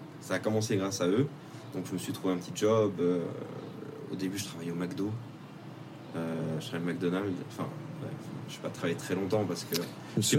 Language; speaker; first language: French; native; French